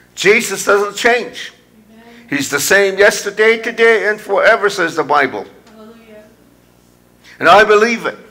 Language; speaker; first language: English; non-native, local second language; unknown